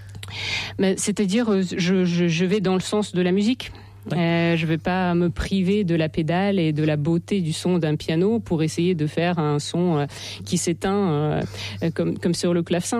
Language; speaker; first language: French; non-native, fluent; Russian